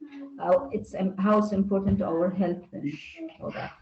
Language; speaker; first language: English; non-native, learner; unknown